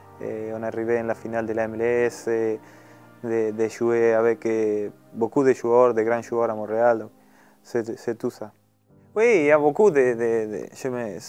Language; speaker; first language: French; non-native, learner; Spanish